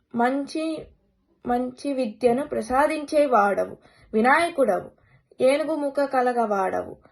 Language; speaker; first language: Telugu; early bilingual, heritage; Telugu